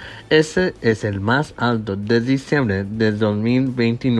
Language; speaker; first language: Spanish; early bilingual, heritage; Spanish